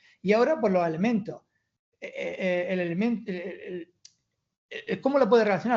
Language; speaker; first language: Spanish; native; Spanish